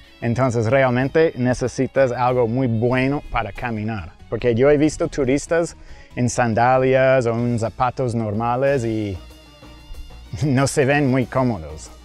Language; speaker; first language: Spanish; non-native, fluent; English